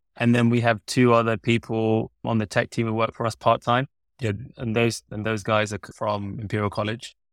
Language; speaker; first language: English; native; English